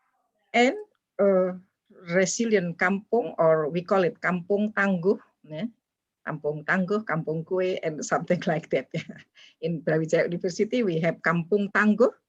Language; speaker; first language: English; non-native, fluent; Indonesian